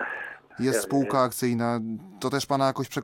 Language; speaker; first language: Polish; native; Polish